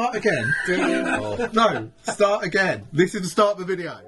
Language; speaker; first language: English; native; English